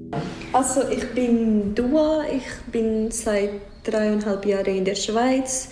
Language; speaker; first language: German; non-native, fluent; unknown